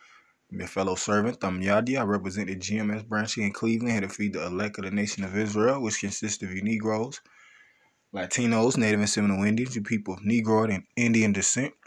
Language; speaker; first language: English; native; English